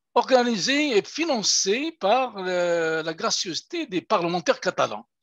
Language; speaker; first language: French; non-native, local second language; Kabyle